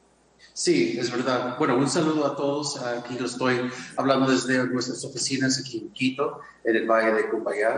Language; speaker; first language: Spanish; non-native, fluent; English